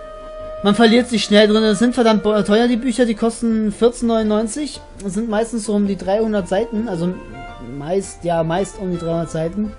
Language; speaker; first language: German; native; German